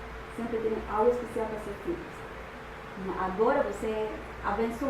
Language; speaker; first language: Portuguese; non-native, fluent; Spanish